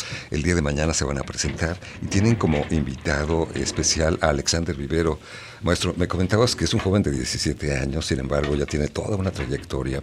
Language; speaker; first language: Spanish; native; Spanish